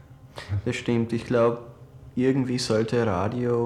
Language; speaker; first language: German; non-native, fluent; English